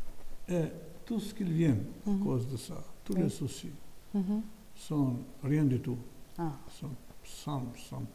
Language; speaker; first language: French; non-native, fluent; Albanian